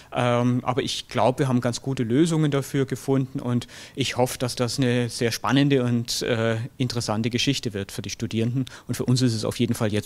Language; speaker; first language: German; native; German